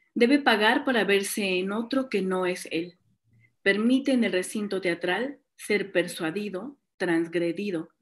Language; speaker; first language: Spanish; native; Spanish